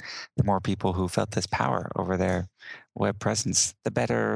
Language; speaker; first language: English; native; English